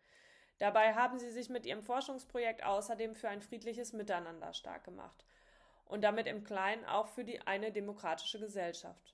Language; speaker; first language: German; native; German